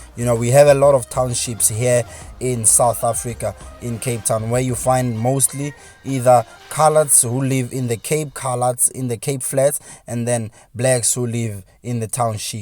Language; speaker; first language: English; non-native, local second language; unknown